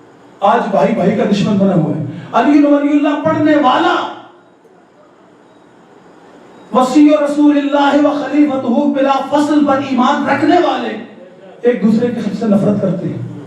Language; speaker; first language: Urdu; native; Urdu